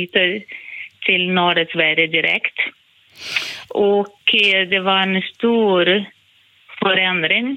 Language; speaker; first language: Swedish; non-native, fluent; Portuguese